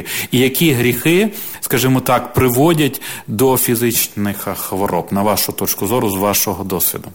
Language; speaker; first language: Ukrainian; native; Ukrainian